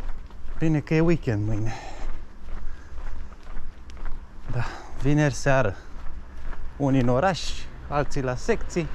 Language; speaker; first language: Romanian; native; Romanian